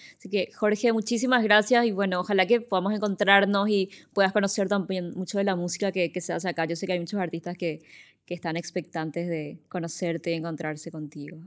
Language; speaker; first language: Spanish; native; Spanish